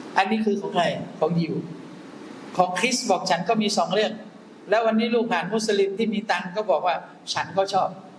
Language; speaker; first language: Thai; non-native, local second language; Malay